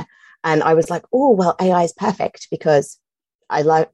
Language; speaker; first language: English; native; English